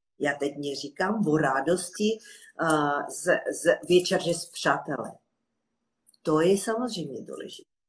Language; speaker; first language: Czech; non-native, fluent; Russian